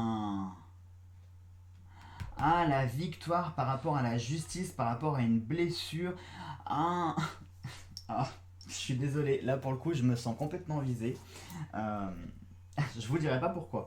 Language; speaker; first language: French; native; French